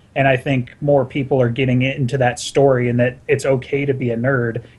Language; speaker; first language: English; native; English